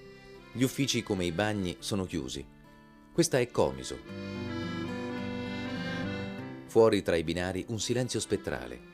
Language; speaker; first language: Italian; native; Italian